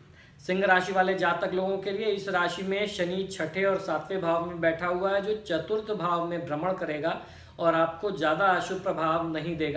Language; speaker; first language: Hindi; native; Hindi